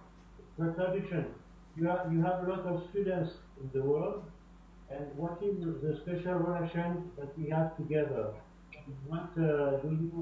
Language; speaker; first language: English; non-native, fluent; French